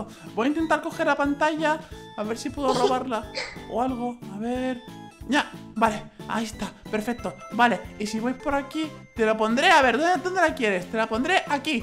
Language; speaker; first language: Spanish; native; Spanish